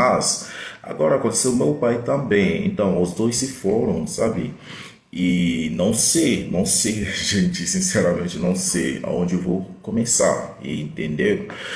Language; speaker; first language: Portuguese; non-native, fluent; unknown